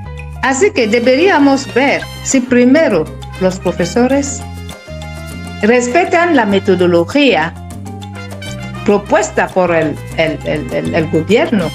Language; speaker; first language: Spanish; non-native, fluent; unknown